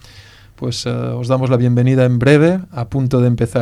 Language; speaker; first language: Spanish; native; Spanish